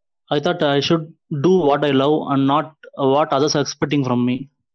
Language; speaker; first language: English; non-native, local second language; Tamil